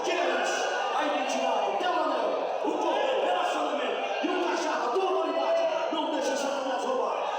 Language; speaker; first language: Portuguese; native; Portuguese